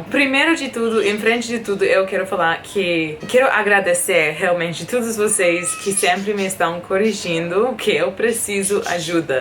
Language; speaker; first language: Portuguese; non-native, fluent; English